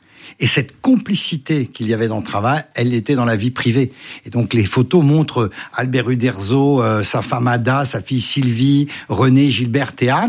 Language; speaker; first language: French; native; French